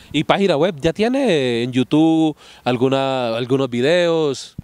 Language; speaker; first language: Spanish; native; Spanish